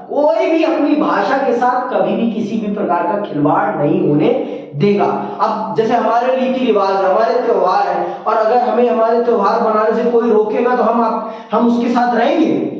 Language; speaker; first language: Hindi; native; Hindi